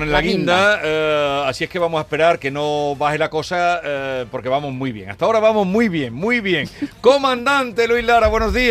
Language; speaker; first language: Spanish; native; Spanish